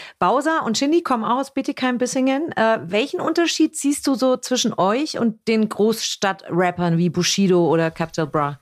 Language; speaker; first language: German; native; German